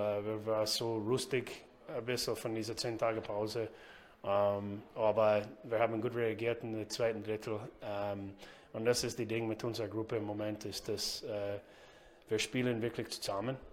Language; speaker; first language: German; non-native, learner; English